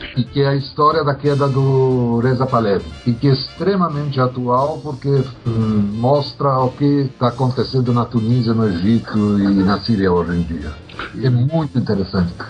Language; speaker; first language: Portuguese; early bilingual, other home language; Polish